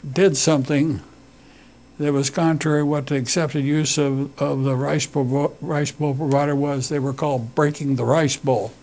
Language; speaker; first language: English; native; English